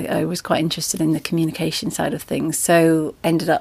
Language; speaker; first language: English; native; English